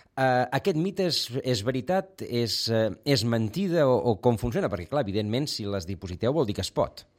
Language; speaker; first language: Catalan; native; Catalan